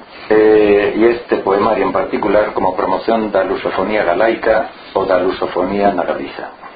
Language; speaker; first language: Spanish; native; Spanish